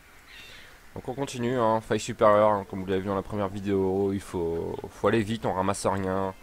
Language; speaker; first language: French; native; French